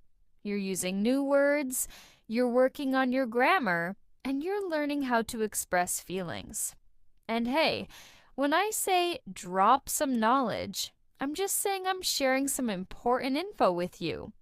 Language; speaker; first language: English; non-native, fluent; Spanish